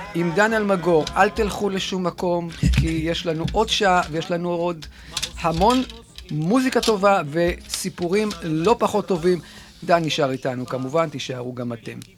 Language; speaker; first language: Hebrew; native; Hebrew